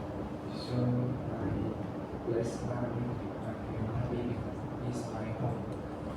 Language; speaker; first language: English; non-native, learner; Chinese